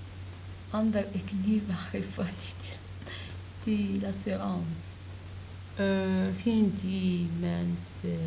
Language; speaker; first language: Dutch; non-native, learner; Arabic